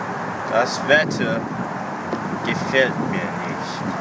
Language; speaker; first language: German; non-native, learner; English